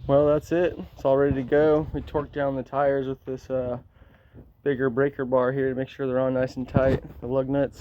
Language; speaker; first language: English; native; English